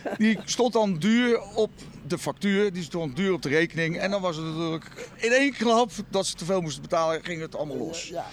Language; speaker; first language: Dutch; native; Dutch